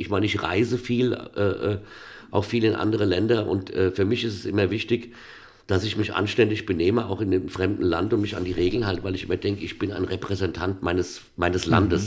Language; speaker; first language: German; native; German